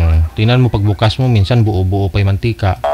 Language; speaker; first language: Filipino; native; Filipino